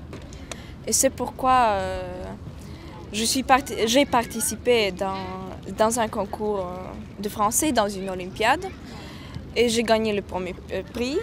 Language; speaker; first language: French; non-native, fluent; Latvian